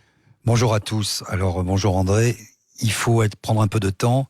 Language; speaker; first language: French; native; French